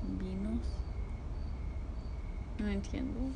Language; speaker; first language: Spanish; non-native, fluent; English